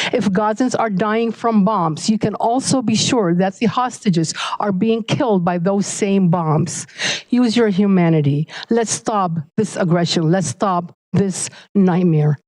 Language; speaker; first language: English; early bilingual, other home language; Arabic